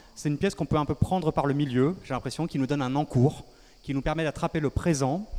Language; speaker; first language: French; native; French